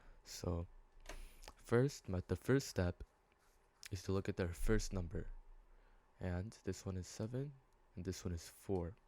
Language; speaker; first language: English; native; English